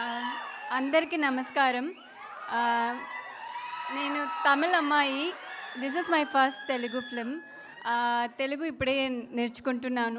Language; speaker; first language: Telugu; non-native, learner; Tamil